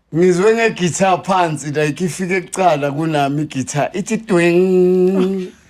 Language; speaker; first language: Zulu; native; Zulu